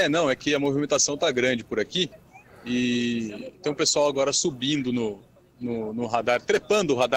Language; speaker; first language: Portuguese; native; Portuguese